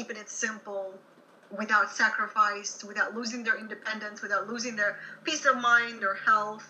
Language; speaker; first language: English; non-native, fluent; Ukrainian